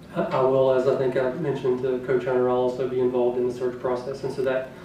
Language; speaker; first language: English; native; English